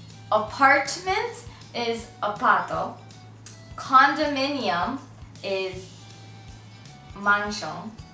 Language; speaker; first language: English; early bilingual, other home language; Japanese